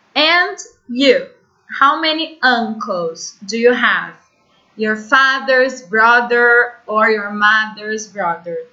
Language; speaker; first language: English; non-native, fluent; Portuguese